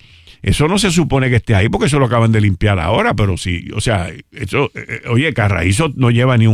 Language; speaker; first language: Spanish; native; Spanish